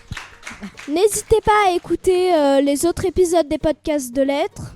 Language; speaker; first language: French; native; French